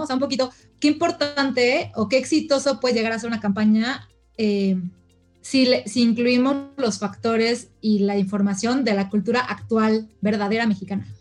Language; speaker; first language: Spanish; native; Spanish